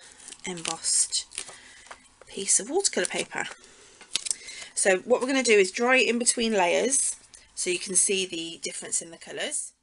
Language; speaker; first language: English; native; English